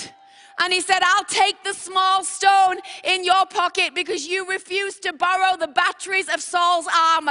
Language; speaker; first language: English; native; English